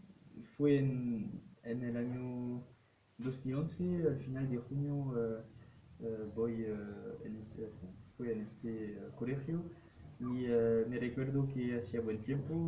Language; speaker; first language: Spanish; non-native, fluent; French